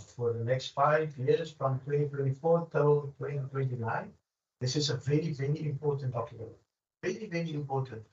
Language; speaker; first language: English; non-native, local second language; Afrikaans